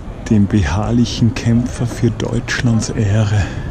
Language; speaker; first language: German; native; German